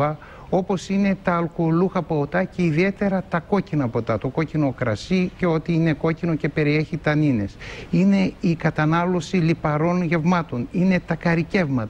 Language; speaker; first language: Greek; native; Greek